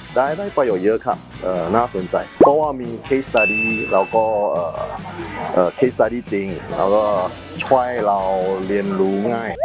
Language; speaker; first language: Thai; non-native, learner; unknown